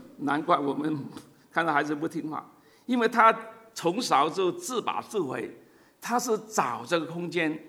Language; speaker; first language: Chinese; non-native, local second language; Cantonese